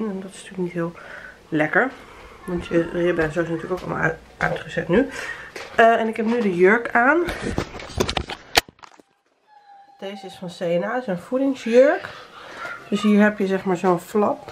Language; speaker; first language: Dutch; native; Dutch